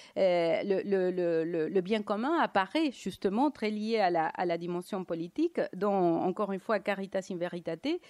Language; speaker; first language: French; non-native, fluent; Spanish